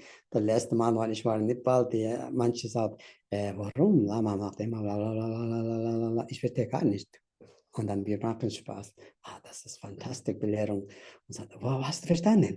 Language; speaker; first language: German; non-native, fluent; Tibetan